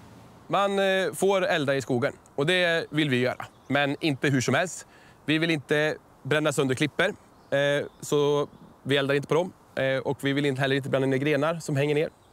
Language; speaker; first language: Swedish; native; Swedish